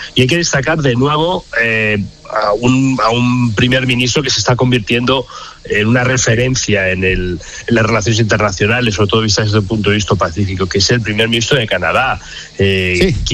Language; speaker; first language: Spanish; native; Spanish